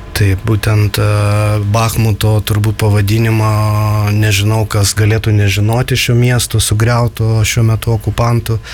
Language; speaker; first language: Lithuanian; native; Lithuanian